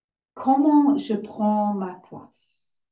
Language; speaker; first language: French; non-native, fluent; English